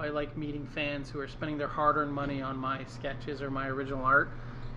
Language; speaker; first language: English; native; English